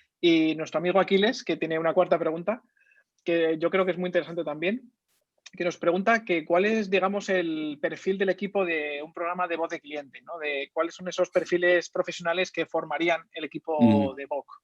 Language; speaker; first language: Spanish; native; Spanish